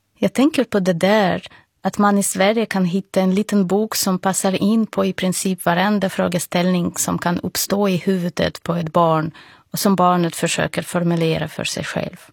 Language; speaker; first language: Swedish; non-native, fluent; Russian